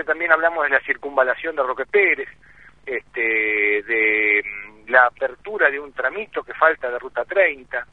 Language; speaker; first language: Spanish; native; Spanish